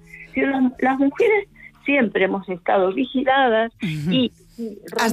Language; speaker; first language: Spanish; native; Spanish